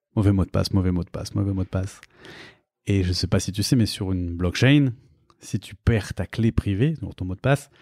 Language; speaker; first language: French; native; French